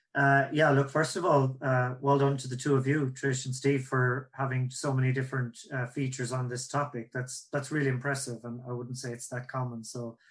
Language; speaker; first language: English; native; English